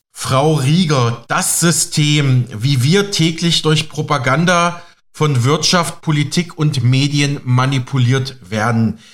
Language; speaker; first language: German; native; German